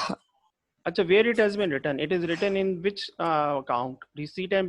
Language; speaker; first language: English; non-native, local second language; Hindi